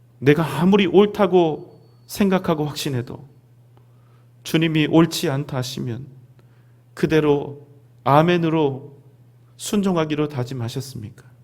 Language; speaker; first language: Korean; native; Korean